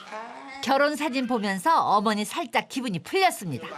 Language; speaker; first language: Korean; native; Korean